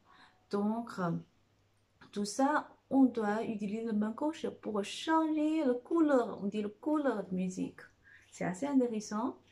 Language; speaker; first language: French; non-native, fluent; Chinese